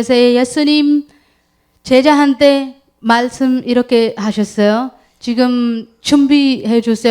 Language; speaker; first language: Korean; non-native, learner; Urdu